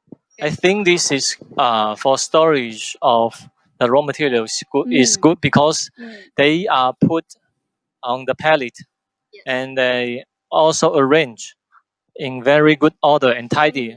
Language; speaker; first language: English; non-native, fluent; Chinese